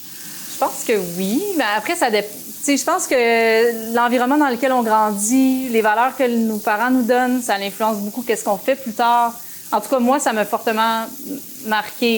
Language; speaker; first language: French; native; French